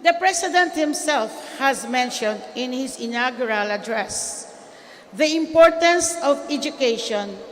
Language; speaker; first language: English; non-native, local second language; Filipino